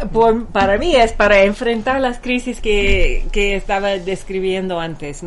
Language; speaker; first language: Spanish; non-native, fluent; English